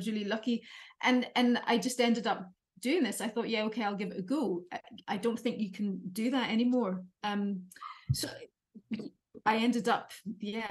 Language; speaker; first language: English; native; English